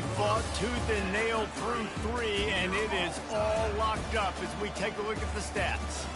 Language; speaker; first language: English; native; English